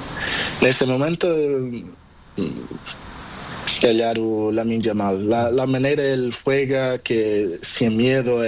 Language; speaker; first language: Spanish; non-native, learner; Portuguese